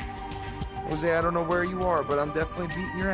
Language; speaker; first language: English; native; English